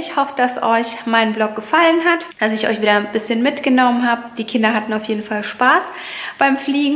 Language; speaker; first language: German; native; German